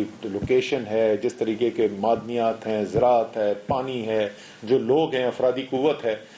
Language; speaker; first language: Urdu; native; Urdu